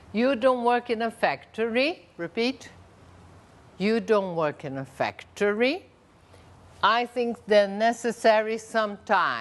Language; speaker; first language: English; non-native, fluent; Portuguese